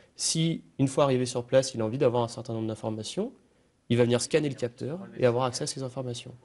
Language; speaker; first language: French; native; French